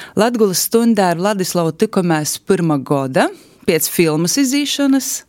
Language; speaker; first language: Latvian; native; Latvian